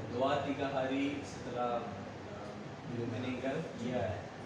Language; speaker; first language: Indonesian; non-native, learner; Urdu